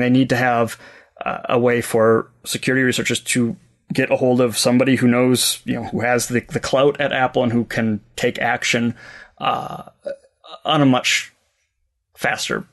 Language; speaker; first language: English; native; English